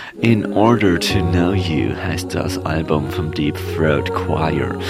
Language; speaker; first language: German; native; German